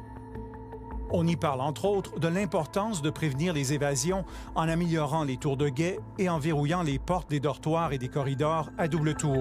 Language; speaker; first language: French; native; French